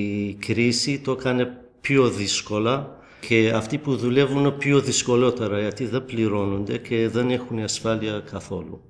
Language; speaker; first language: Greek; non-native, fluent; Kurdish